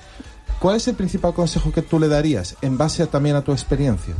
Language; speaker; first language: Spanish; native; Spanish